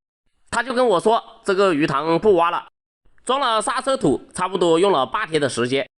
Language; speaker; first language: Chinese; native; Chinese